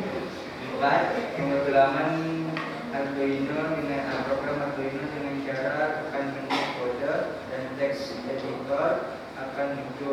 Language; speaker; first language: Indonesian; native; Indonesian